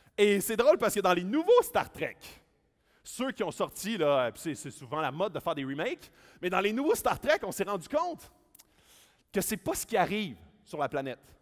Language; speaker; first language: French; native; French